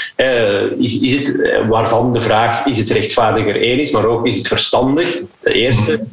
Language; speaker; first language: Dutch; native; Dutch